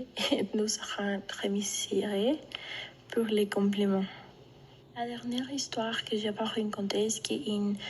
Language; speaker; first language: French; non-native, learner; Spanish